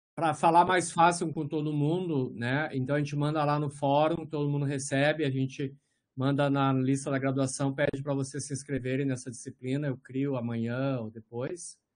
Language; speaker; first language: Portuguese; native; Portuguese